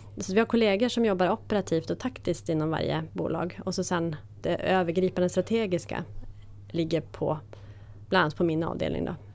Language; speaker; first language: Swedish; native; Swedish